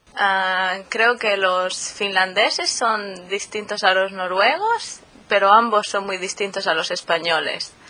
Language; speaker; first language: Spanish; native; Spanish